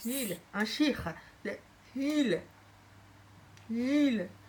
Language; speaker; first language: French; native; French